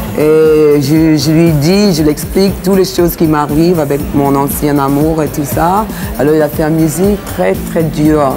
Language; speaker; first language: French; non-native, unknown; English